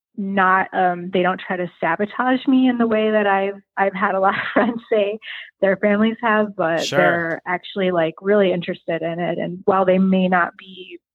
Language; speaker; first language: English; native; English